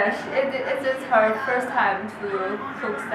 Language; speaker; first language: English; non-native, learner; Chinese